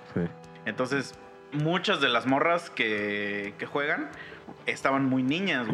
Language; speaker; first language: Spanish; native; Spanish